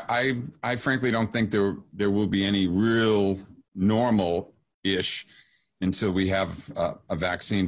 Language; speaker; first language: English; native; English